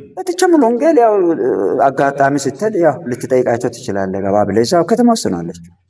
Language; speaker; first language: Amharic; non-native, local second language; Sidamo